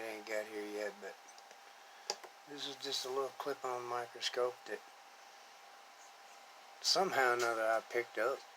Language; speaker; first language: English; native; English